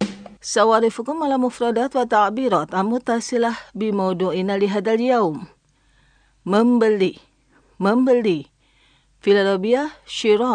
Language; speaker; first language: Arabic; non-native, fluent; Indonesian